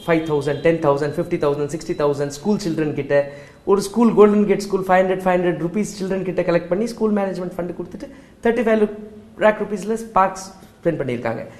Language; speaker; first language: Tamil; non-native, local second language; Marwari